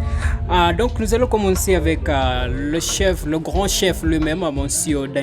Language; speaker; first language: French; non-native, learner; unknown